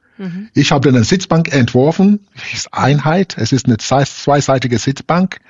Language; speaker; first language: German; non-native, fluent; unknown